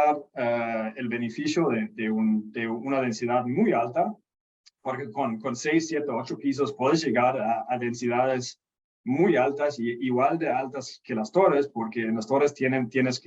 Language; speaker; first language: Spanish; non-native, fluent; Danish